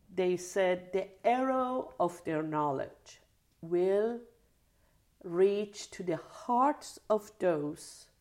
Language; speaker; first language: English; non-native, fluent; Persian